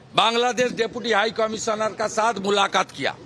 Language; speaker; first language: Hindi; non-native, local second language; Bangla